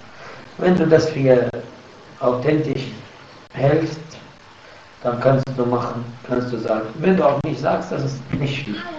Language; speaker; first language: German; non-native, fluent; Arabic